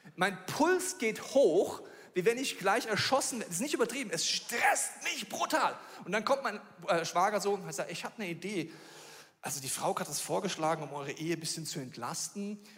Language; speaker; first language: German; native; German